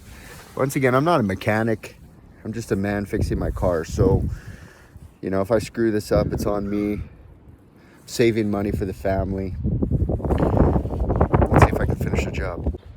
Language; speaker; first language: English; native; English